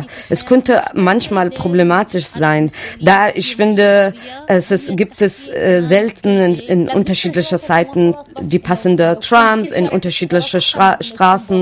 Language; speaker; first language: German; non-native, learner; Arabic